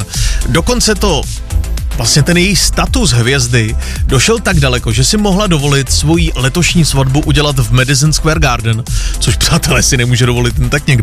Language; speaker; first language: Czech; native; Czech